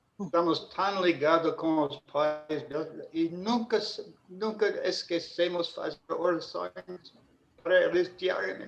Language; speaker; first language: Portuguese; non-native, fluent; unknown